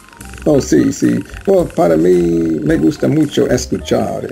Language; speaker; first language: Spanish; non-native, learner; English